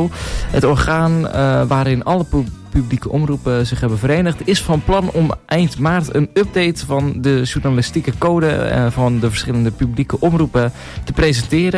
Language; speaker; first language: Dutch; native; Dutch